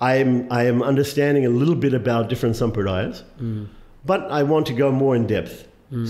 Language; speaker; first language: English; native; English